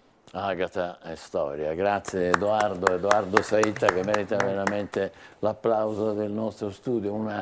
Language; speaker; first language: Italian; native; Italian